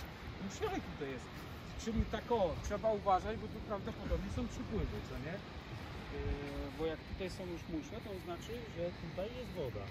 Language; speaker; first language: Polish; native; Polish